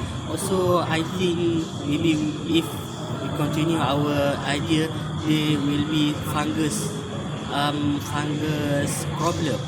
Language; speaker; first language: English; non-native, learner; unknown